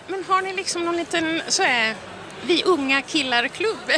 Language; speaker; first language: Swedish; native; Swedish